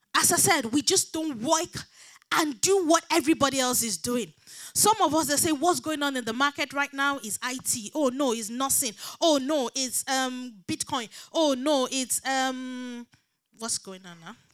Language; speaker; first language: English; non-native, local second language; Yoruba